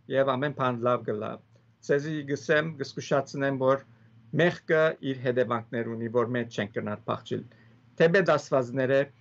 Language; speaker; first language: Armenian; early bilingual, heritage; Armenian